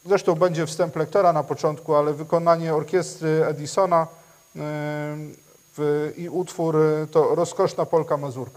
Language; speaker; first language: Polish; native; Polish